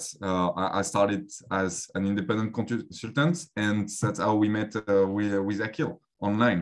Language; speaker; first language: English; non-native, fluent; French